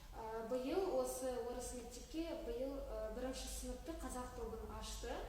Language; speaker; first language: Kazakh; non-native, local second language; Russian